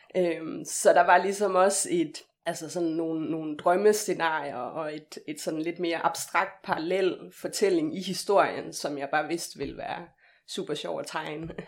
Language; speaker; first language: Danish; native; Danish